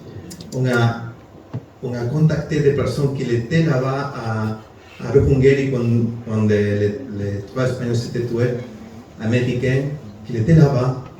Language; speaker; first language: French; non-native, learner; Spanish